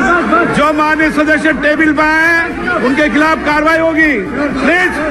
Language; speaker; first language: Hindi; native; Hindi